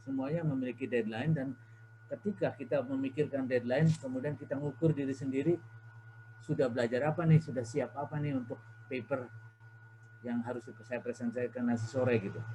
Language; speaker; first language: Indonesian; native; Indonesian